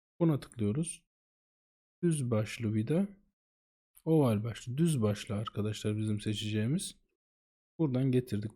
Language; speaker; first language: Turkish; native; Turkish